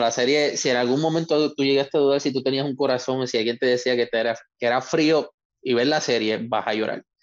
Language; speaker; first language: Spanish; native; Spanish